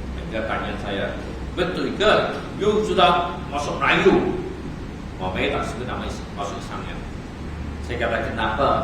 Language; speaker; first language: Malay; non-native, local second language; Chinese